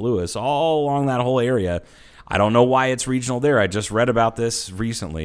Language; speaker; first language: English; native; English